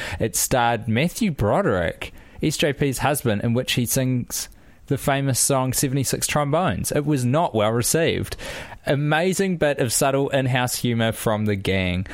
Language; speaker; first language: English; native; English